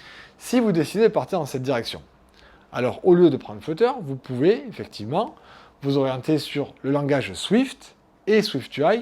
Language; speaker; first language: French; native; French